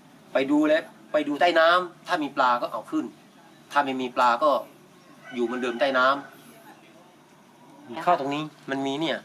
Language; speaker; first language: Thai; non-native, local second language; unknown